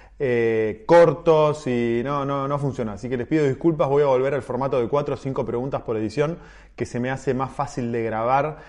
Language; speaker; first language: Spanish; native; Spanish